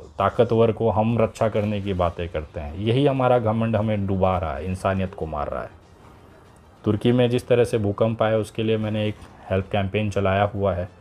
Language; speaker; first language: Hindi; native; Hindi